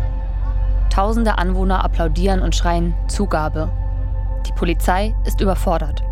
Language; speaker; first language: German; native; German